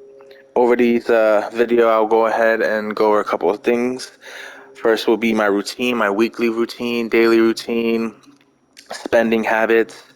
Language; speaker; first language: English; native; English